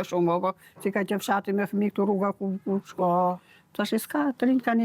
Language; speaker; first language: Albanian; native; Albanian